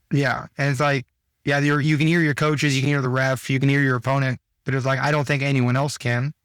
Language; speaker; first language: English; native; English